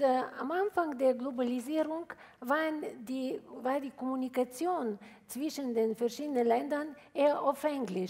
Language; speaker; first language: German; non-native, fluent; Bulgarian